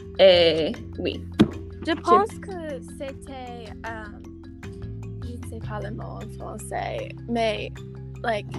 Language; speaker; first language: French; non-native, learner; English